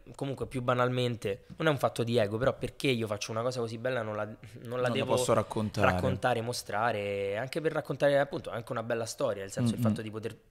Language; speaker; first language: Italian; native; Italian